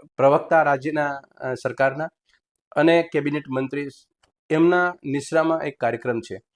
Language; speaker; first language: Gujarati; native; Gujarati